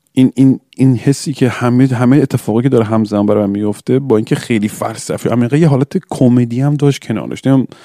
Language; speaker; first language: Persian; early bilingual, heritage; English